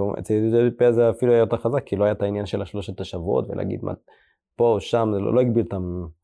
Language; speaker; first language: Hebrew; early bilingual, other home language; Amharic